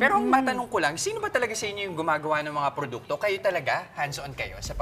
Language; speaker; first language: Filipino; native; Filipino